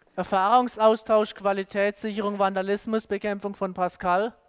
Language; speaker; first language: German; native; German